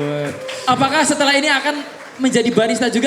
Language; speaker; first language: Indonesian; native; Indonesian